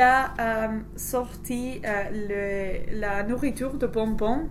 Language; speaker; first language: French; non-native, learner; English